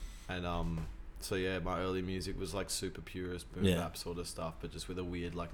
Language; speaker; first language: English; native; English